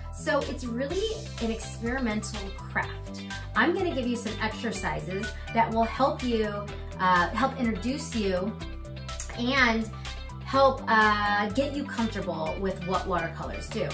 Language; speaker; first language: English; native; English